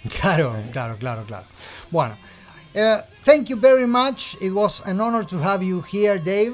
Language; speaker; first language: English; non-native, fluent; Spanish